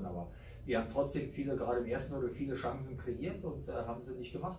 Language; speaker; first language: German; native; German